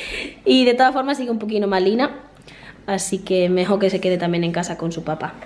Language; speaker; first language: Spanish; native; Spanish